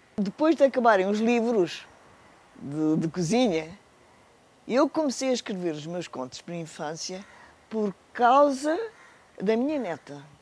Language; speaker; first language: Portuguese; native; Portuguese